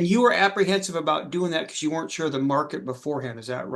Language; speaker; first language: English; native; English